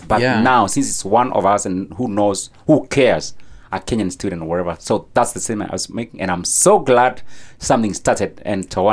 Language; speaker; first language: English; non-native, local second language; Meru